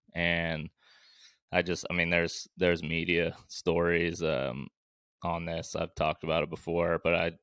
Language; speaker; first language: English; native; English